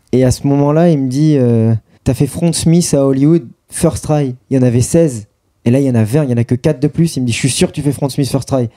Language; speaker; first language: French; native; French